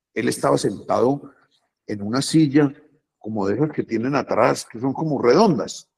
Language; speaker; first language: Spanish; native; Spanish